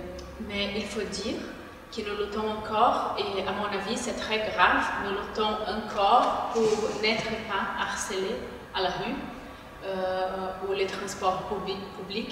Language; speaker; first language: French; non-native, fluent; Portuguese